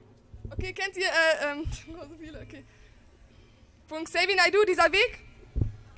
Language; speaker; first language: German; non-native, learner; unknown